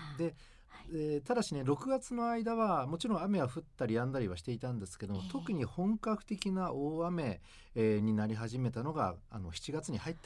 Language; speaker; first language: Japanese; native; Japanese